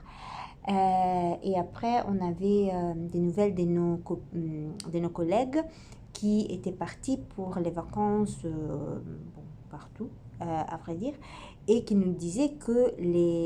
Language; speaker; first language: French; non-native, fluent; Italian